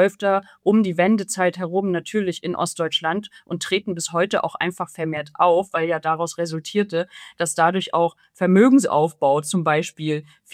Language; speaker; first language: German; native; German